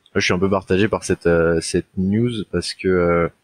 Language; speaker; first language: French; native; French